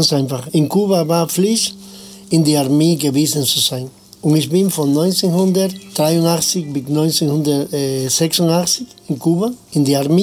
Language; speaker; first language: German; non-native, fluent; Spanish